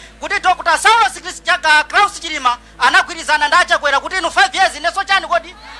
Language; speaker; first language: Nyanja; native; Nyanja